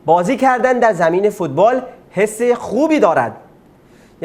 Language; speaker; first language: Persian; non-native, fluent; Urdu